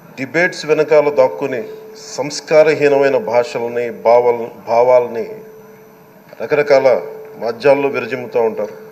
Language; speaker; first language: Telugu; native; Telugu